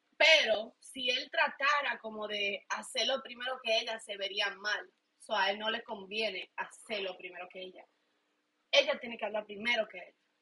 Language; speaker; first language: Spanish; native; Spanish